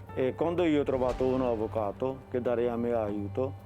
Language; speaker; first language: Italian; non-native, learner; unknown